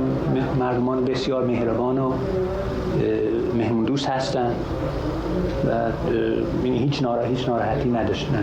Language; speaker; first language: Persian; non-native, fluent; English